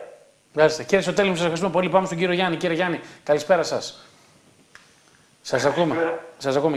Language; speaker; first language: Greek; native; Greek